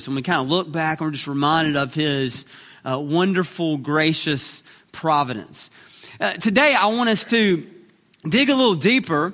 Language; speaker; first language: English; native; English